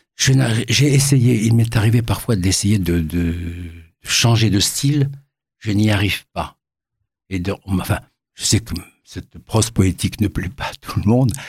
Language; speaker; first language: French; native; French